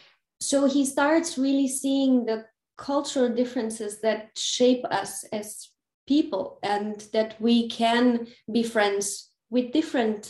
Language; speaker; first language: English; non-native, fluent; German